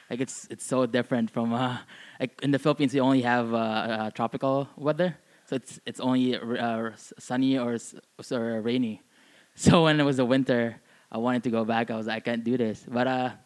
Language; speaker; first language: English; non-native, local second language; Filipino